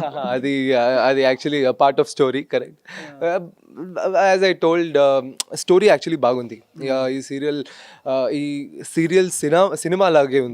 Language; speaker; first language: Telugu; non-native, fluent; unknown